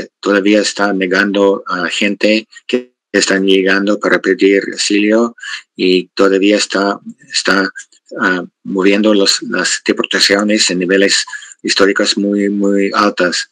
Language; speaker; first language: Spanish; non-native, fluent; English